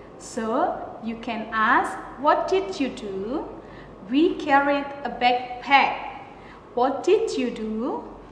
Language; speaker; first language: English; non-native, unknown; Indonesian